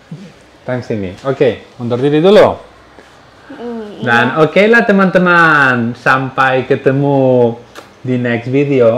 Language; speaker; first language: Indonesian; non-native, learner; Spanish